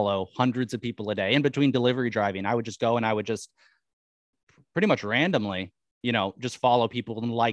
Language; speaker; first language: English; native; English